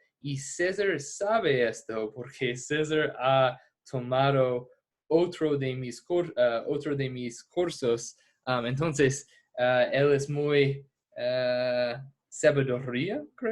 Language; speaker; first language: Spanish; non-native, fluent; English